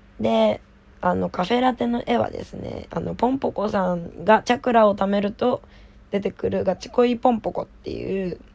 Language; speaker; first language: Japanese; native; Japanese